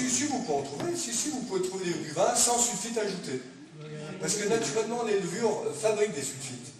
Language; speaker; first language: French; native; French